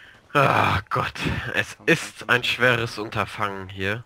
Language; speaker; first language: German; native; German